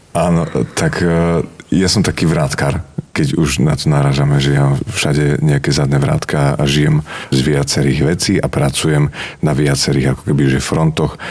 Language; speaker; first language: Slovak; non-native, local second language; Rusyn